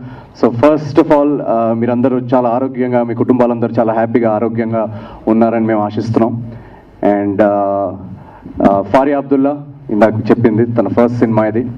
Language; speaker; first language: Telugu; native; Telugu